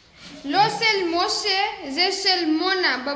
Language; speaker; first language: Hebrew; non-native, learner; Gujarati